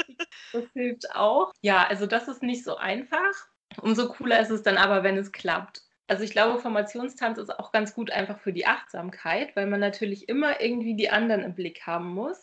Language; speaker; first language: German; native; German